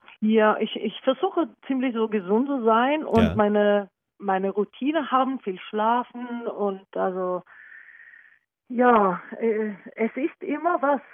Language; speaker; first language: German; non-native, learner; Norwegian